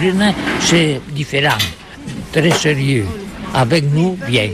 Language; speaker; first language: French; non-native, learner; Catalan